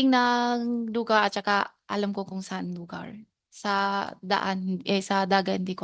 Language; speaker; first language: Filipino; non-native, learner; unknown